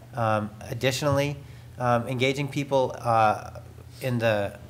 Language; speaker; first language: English; native; English